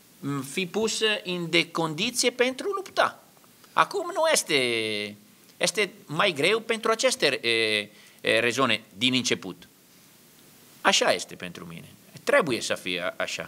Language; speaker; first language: Romanian; non-native, learner; Italian